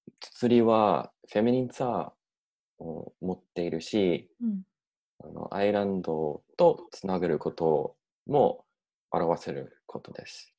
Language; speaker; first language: Japanese; non-native, learner; English